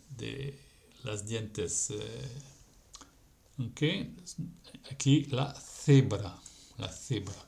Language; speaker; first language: Spanish; non-native, fluent; French